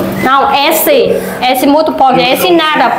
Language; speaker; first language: Portuguese; non-native, learner; Vietnamese